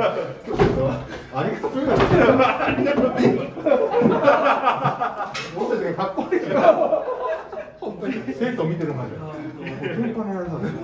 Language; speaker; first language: Japanese; native; Japanese